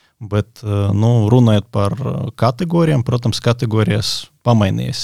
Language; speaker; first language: Latvian; non-native, local second language; Russian